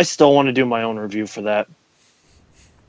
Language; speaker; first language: English; native; English